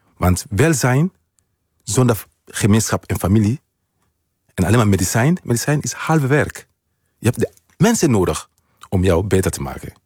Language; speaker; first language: Dutch; non-native, fluent; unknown